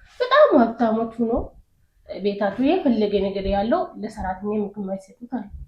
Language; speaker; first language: Amharic; non-native, local second language; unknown